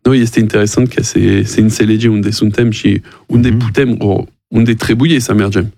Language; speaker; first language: Romanian; non-native, fluent; French